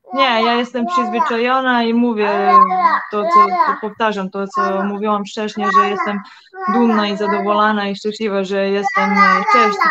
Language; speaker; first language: Polish; non-native, learner; Serbian